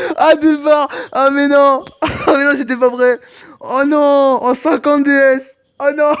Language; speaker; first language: French; native; French